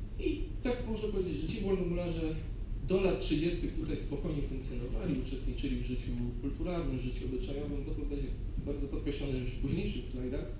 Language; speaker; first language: Polish; native; Polish